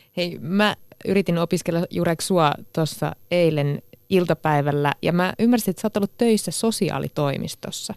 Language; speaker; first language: Finnish; native; Finnish